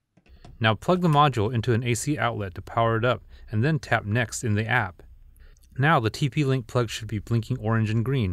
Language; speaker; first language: English; native; English